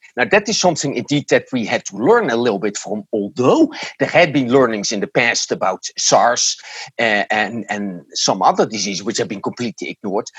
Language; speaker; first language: English; non-native, fluent; Dutch